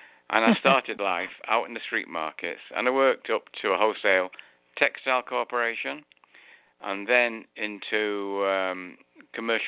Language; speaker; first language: English; native; English